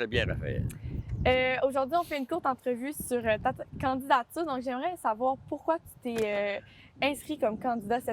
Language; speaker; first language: French; native; French